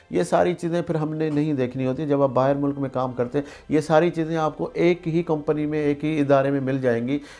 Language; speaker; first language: Urdu; non-native, local second language; Sindhi